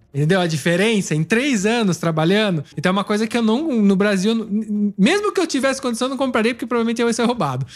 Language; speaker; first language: Portuguese; native; Portuguese